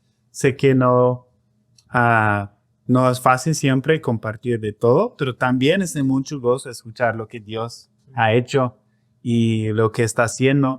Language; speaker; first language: Spanish; non-native, fluent; English